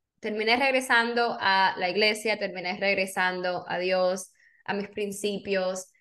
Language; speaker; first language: Spanish; native; Spanish